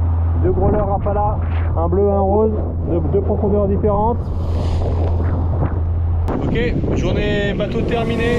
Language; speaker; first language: French; native; French